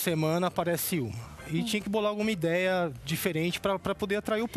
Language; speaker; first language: Portuguese; native; Portuguese